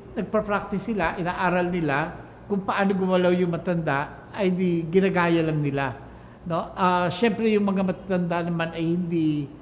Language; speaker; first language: Filipino; native; Filipino